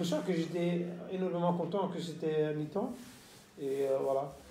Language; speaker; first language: French; non-native, local second language; Dutch